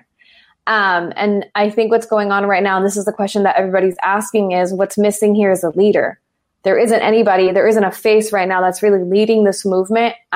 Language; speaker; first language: English; native; English